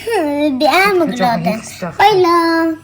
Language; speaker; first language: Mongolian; early bilingual, heritage; Mongolian